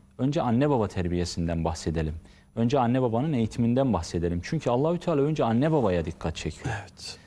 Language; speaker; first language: Turkish; native; Turkish